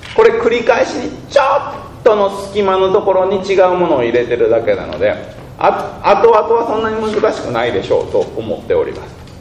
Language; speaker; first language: Japanese; native; Japanese